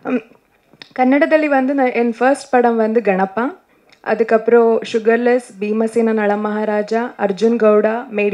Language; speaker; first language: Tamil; non-native, learner; Kannada